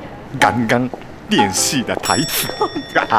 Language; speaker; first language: Chinese; non-native, learner; Japanese